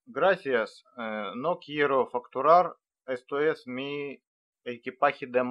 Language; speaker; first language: Spanish; non-native, learner; Russian